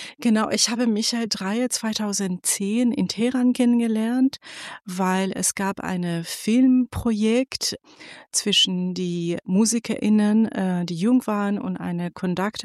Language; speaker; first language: German; non-native, fluent; Persian